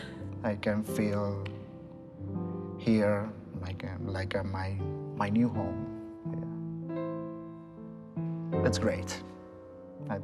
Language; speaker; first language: English; non-native, learner; Spanish